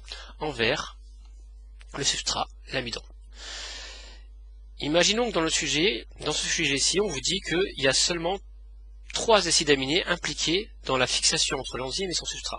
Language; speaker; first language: French; native; French